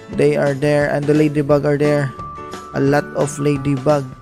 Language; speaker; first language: English; non-native, local second language; Cebuano